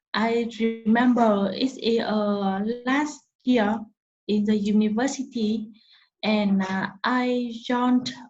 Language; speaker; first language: English; non-native, learner; Vietnamese